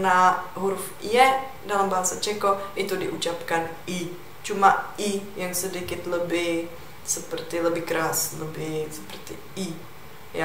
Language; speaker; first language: Indonesian; non-native, fluent; Czech